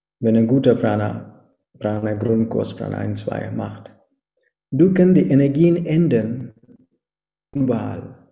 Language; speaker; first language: German; non-native, fluent; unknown